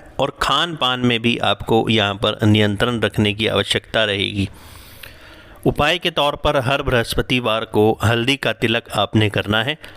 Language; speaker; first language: Hindi; native; Hindi